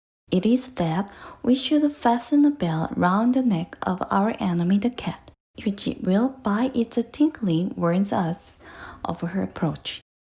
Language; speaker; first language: English; non-native, fluent; Korean